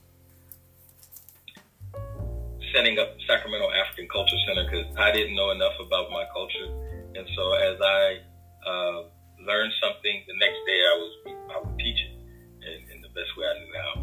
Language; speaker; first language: English; native; English